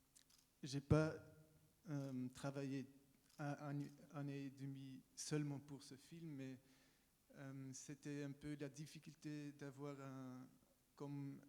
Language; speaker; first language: French; non-native, local second language; German